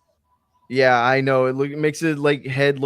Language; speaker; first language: English; native; English